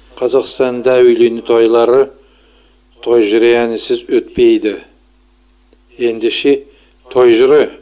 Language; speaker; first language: Kazakh; non-native, local second language; Russian